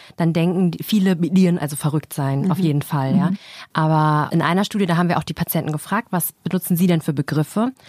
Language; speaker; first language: German; native; German